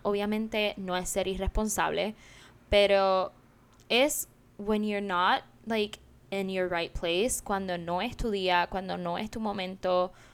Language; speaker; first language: Spanish; native; Spanish